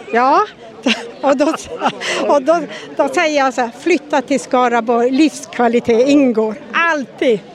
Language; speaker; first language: Swedish; native; Swedish